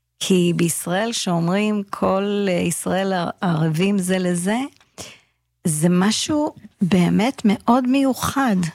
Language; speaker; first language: Hebrew; non-native, fluent; English